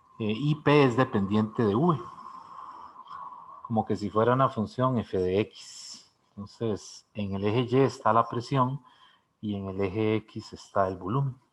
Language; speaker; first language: Spanish; native; Spanish